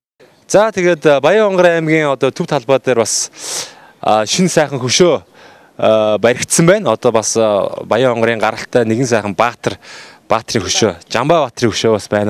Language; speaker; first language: Mongolian; native; Mongolian